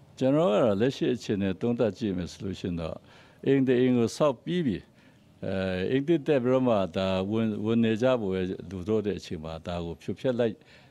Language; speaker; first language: Burmese; non-native, local second language; Kachin